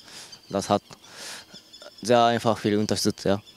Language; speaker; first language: German; non-native, learner; Japanese